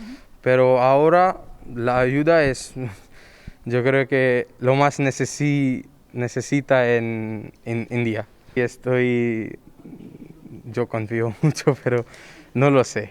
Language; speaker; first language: Spanish; non-native, learner; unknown